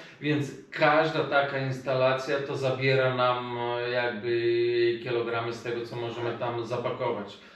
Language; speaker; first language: Polish; non-native, fluent; Macedonian